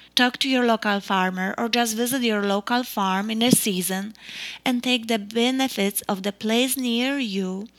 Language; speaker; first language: English; non-native, fluent; Polish